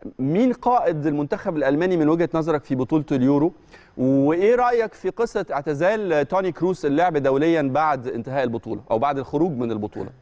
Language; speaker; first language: Arabic; native; Arabic